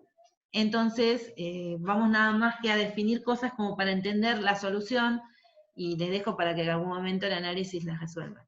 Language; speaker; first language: Spanish; native; Spanish